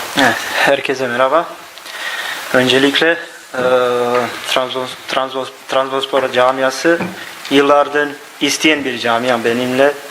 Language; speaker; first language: Turkish; non-native, learner; Bosnian